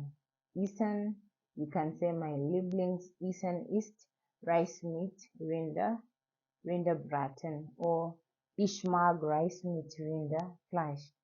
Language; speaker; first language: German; non-native, learner; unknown